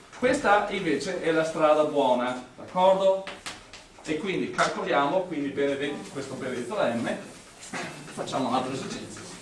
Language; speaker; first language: Italian; non-native, fluent; English